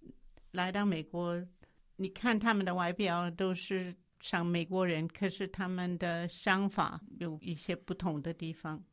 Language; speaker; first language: Chinese; non-native, fluent; English